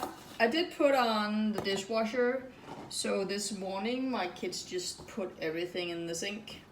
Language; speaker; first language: English; non-native, fluent; Danish